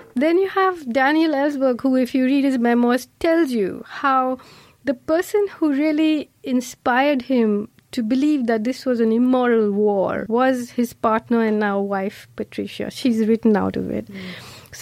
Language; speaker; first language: English; non-native, local second language; Malayalam